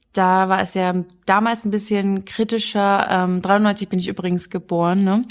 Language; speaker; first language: German; early bilingual, other home language; Arabic